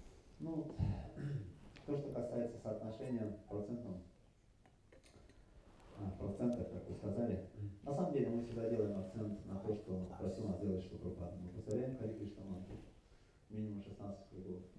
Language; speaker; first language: Russian; native; Russian